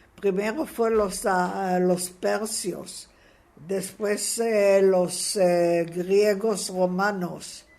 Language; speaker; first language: Spanish; non-native, fluent; Hebrew